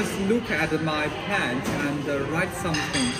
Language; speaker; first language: English; non-native, learner; Chinese